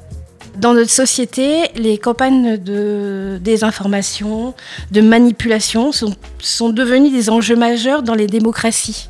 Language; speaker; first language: French; native; French